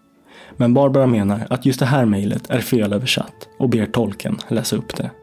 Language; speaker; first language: Swedish; native; Swedish